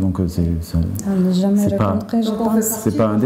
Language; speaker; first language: French; native; French